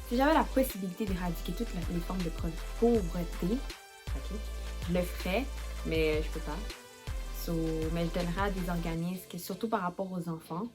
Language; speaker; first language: French; native; French